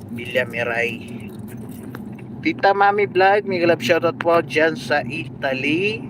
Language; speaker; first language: Filipino; native; Filipino